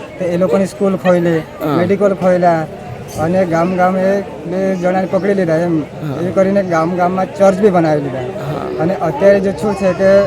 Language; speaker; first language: Gujarati; non-native, local second language; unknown